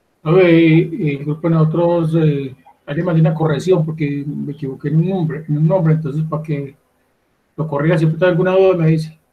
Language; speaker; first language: Spanish; native; Spanish